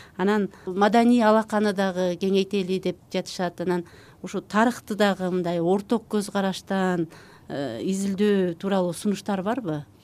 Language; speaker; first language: Kyrgyz; native; Kyrgyz